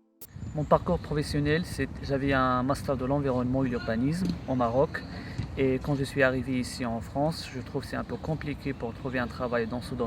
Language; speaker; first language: French; non-native, local second language; Arabic